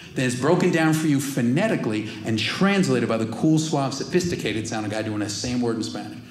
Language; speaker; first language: English; native; English